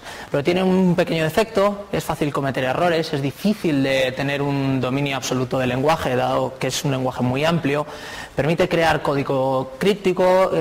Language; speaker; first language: Spanish; native; Spanish